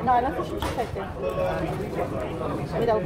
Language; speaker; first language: English; non-native, local second language; Filipino